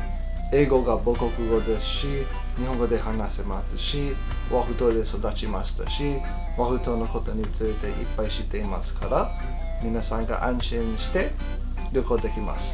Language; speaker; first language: Japanese; non-native, fluent; English